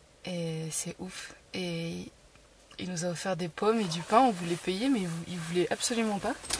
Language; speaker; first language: French; native; French